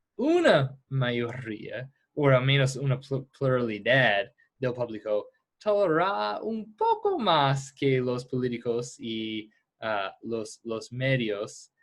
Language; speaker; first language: Spanish; non-native, fluent; English